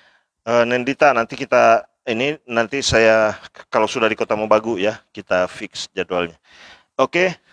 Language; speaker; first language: Indonesian; native; Indonesian